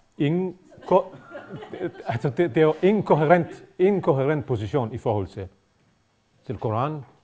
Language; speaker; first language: Danish; non-native, fluent; Bosnian